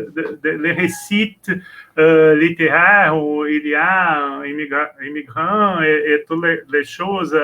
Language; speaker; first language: French; non-native, learner; Portuguese